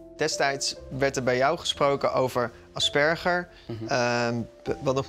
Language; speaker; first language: Dutch; native; Dutch